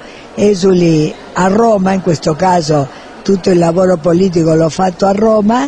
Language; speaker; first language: Italian; non-native, fluent; Spanish